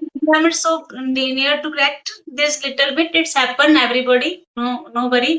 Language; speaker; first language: English; non-native, local second language; Hindi